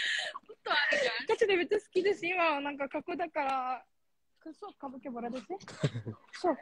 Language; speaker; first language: Japanese; non-native, learner; Korean